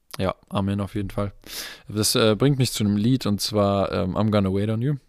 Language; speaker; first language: German; native; German